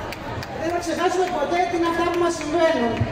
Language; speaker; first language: Greek; native; Greek